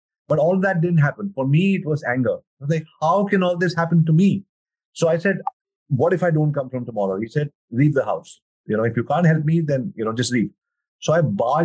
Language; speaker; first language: English; non-native, local second language; Hindi